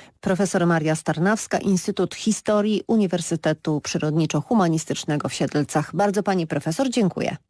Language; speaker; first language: Polish; native; Polish